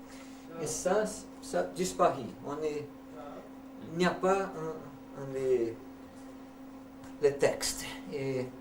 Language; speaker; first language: French; non-native, learner; Portuguese